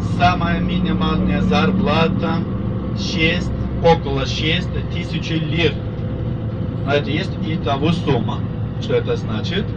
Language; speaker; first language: Russian; non-native, fluent; Turkish